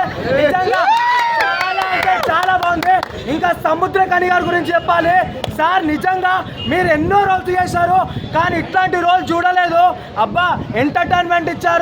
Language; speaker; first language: Telugu; native; Telugu